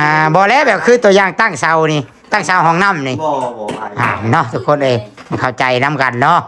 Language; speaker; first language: Thai; non-native, local second language; Lao